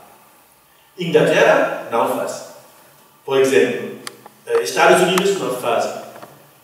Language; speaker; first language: Portuguese; non-native, fluent; German